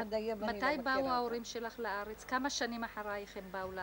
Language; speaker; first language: Hebrew; native; Hebrew